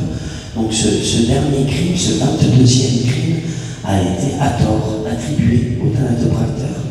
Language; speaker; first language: French; native; French